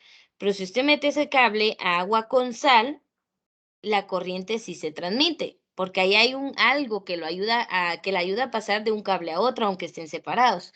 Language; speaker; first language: Spanish; native; Spanish